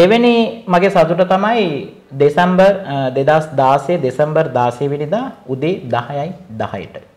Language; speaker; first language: Sinhala; non-native, local second language; Tamil